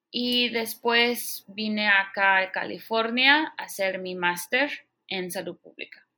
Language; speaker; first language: Spanish; early bilingual, heritage; Spanish